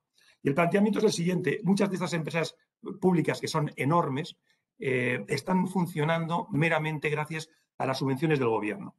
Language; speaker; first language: Spanish; native; Spanish